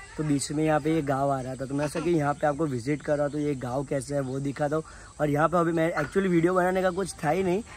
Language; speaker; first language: Hindi; non-native, local second language; Gujarati